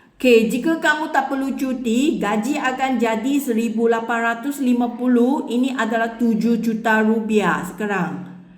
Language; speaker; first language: Indonesian; non-native, learner; Filipino